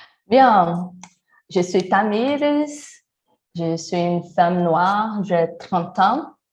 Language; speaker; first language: French; non-native, learner; Portuguese